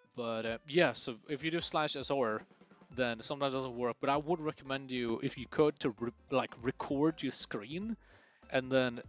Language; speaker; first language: English; non-native, fluent; Swedish